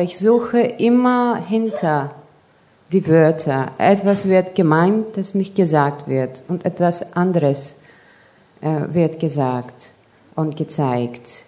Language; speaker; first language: German; non-native, fluent; Greek